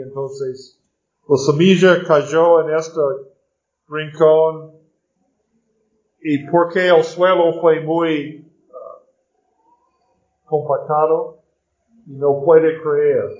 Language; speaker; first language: Spanish; non-native, learner; English